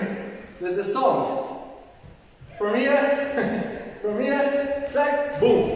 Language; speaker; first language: English; non-native, learner; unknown